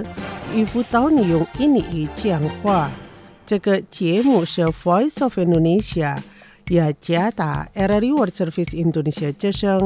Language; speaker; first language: Chinese; non-native, fluent; Indonesian